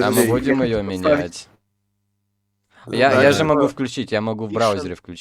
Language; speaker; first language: Russian; native; Russian